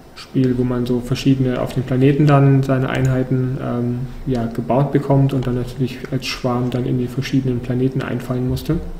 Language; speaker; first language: German; native; German